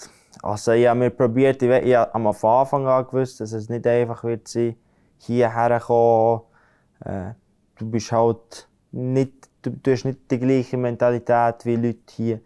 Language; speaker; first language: German; non-native, fluent; Latvian